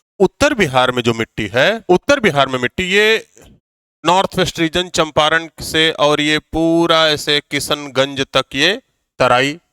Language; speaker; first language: Hindi; native; Hindi